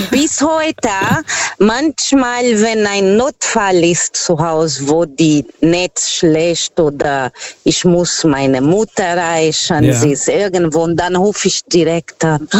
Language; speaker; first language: German; non-native, fluent; Portuguese